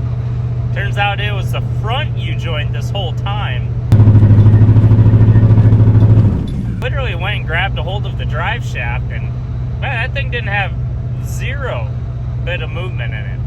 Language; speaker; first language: English; native; English